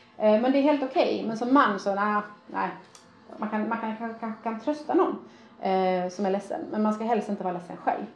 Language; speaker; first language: Swedish; early bilingual, other home language; Persian